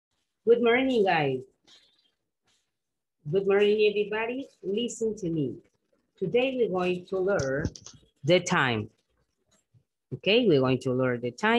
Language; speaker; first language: English; non-native, fluent; Spanish